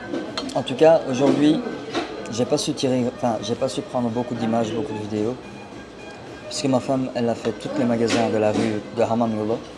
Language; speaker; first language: French; early bilingual, heritage; Turkish